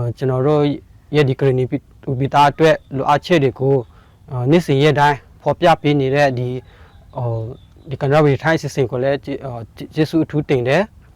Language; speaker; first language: Burmese; non-native, local second language; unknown